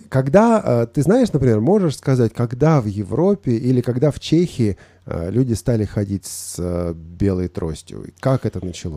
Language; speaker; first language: Russian; native; Russian